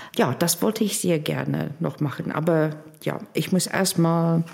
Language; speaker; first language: German; non-native, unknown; English